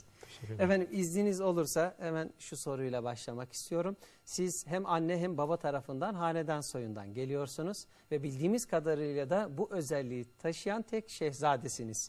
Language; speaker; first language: Turkish; native; Turkish